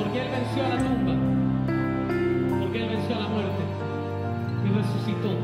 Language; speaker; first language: Spanish; native; Spanish